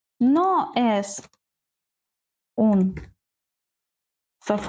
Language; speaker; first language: Spanish; non-native, learner; Ukrainian